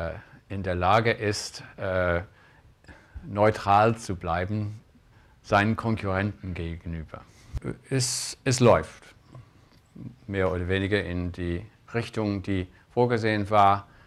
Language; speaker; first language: German; non-native, fluent; English